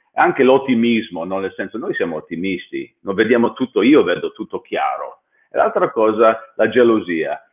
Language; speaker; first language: Italian; early bilingual, heritage; English